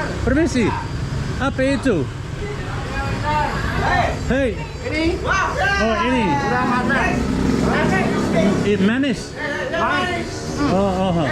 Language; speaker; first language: Indonesian; non-native, learner; English